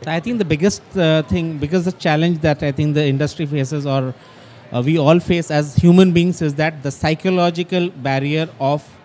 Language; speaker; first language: English; non-native, local second language; Bangla